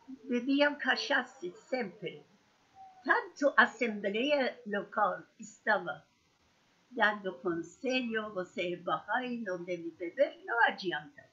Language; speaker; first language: Portuguese; non-native, learner; Persian